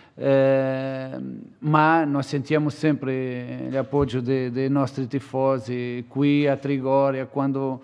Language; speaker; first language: Italian; non-native, fluent; Portuguese